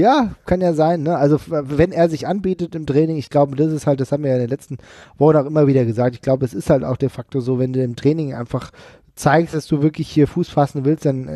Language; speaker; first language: German; native; German